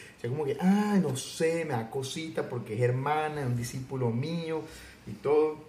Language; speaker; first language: Spanish; native; Spanish